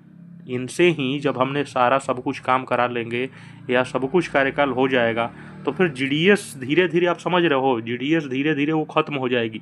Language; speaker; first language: Hindi; native; Hindi